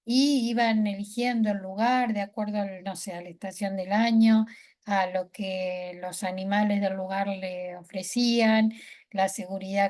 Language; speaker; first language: Spanish; native; Spanish